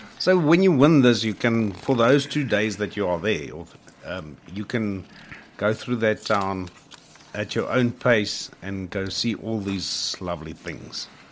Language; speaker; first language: English; non-native, local second language; Afrikaans